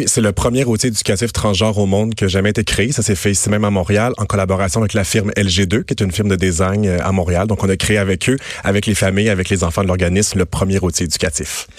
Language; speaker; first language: French; native; French